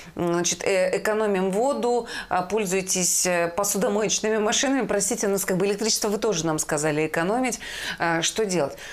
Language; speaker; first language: Russian; native; Russian